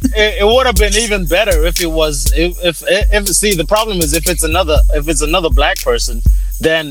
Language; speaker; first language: English; non-native, local second language; Shona